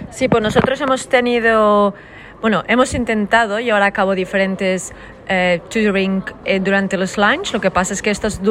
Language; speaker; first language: Spanish; native; Spanish